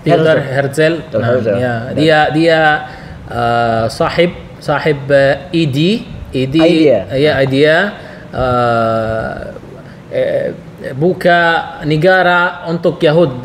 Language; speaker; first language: Indonesian; non-native, learner; Arabic